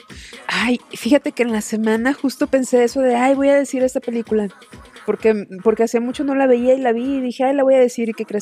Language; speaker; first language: Spanish; native; Spanish